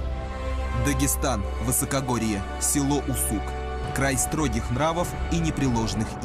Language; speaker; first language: Russian; native; Russian